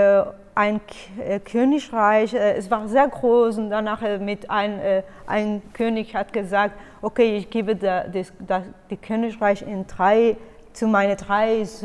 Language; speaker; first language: German; non-native, learner; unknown